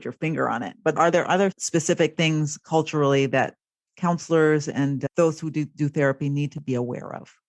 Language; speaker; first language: English; native; English